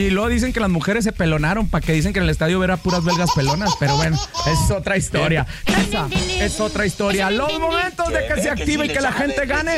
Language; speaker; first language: Spanish; native; Spanish